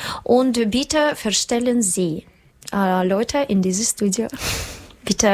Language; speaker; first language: German; non-native, learner; Russian